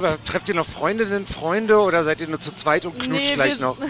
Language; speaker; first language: German; native; German